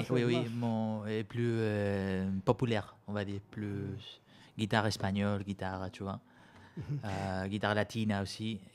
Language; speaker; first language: French; non-native, fluent; Spanish